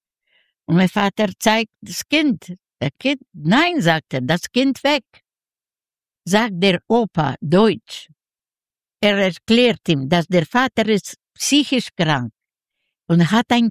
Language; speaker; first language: German; non-native, fluent; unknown